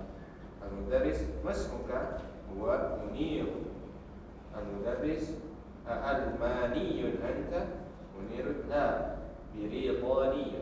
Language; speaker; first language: Arabic; non-native, learner; Sundanese